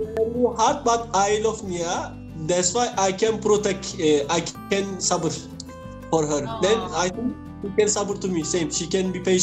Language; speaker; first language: English; non-native, learner; Turkish